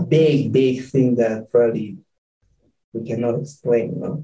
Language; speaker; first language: English; non-native, fluent; Spanish